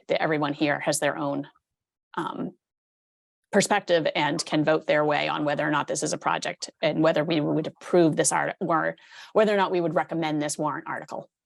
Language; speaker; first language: English; native; English